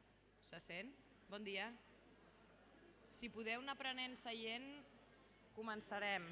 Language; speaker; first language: Catalan; native; Catalan